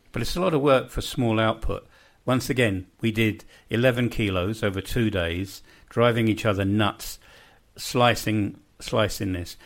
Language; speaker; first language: English; native; English